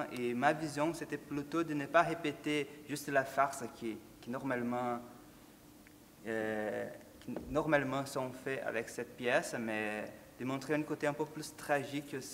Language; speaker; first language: French; non-native, fluent; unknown